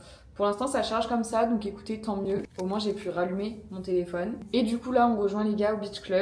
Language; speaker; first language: French; native; French